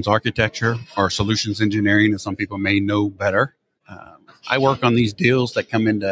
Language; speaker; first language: English; native; English